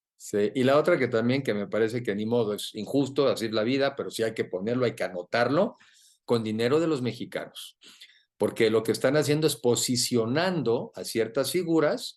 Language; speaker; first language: Spanish; native; Spanish